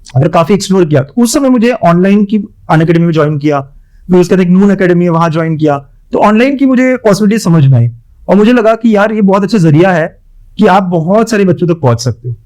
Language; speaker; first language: Hindi; non-native, local second language; Marathi